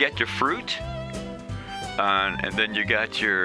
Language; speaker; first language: English; native; English